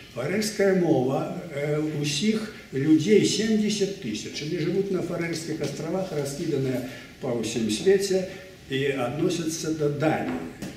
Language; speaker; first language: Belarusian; native; Belarusian